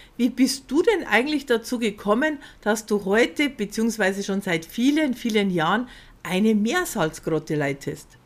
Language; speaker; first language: German; native; German